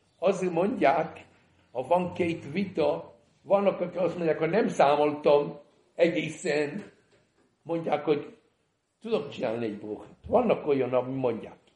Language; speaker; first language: Hungarian; early bilingual, heritage; Hungarian